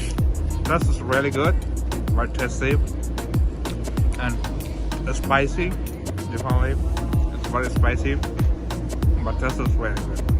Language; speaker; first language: English; non-native, learner; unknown